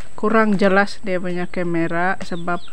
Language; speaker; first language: Malay; native; Malay